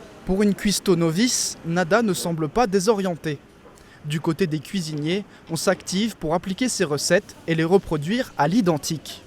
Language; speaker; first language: French; native; French